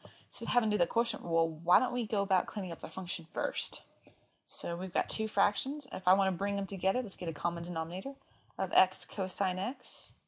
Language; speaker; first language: English; native; English